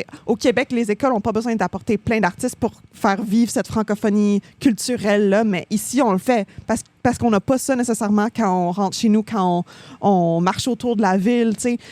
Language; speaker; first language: French; native; French